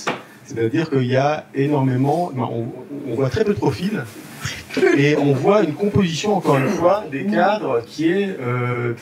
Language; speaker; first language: French; native; French